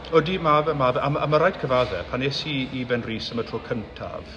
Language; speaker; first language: Welsh; native; Welsh